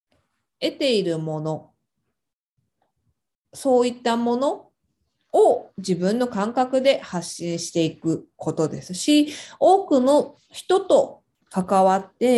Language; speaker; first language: Japanese; native; Japanese